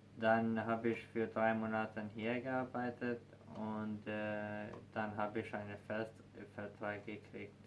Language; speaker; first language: German; non-native, learner; Albanian